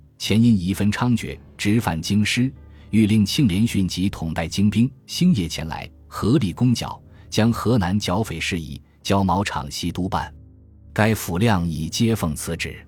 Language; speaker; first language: Chinese; native; Chinese